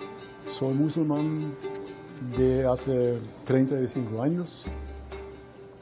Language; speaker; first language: Spanish; non-native, fluent; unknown